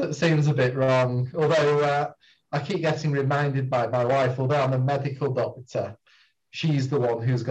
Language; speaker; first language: English; native; English